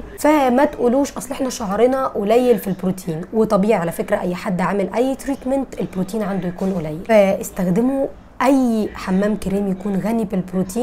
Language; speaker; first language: Arabic; native; Arabic